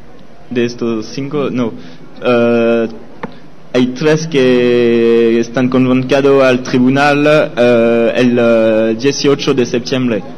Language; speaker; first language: Spanish; non-native, learner; French